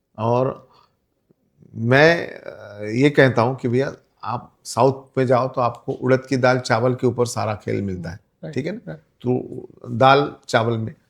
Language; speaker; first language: Hindi; non-native, local second language; Marathi